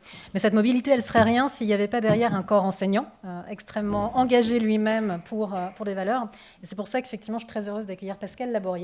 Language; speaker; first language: French; native; French